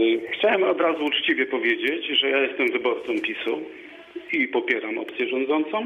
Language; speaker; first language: Polish; native; Polish